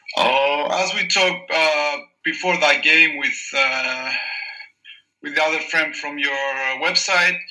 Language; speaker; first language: English; non-native, fluent; Greek